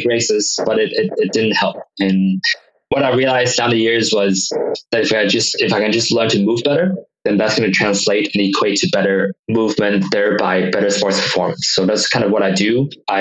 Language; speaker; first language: English; non-native, local second language; Cantonese